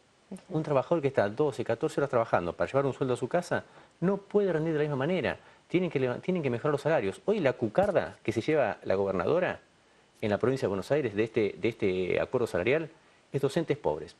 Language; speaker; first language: Spanish; native; Spanish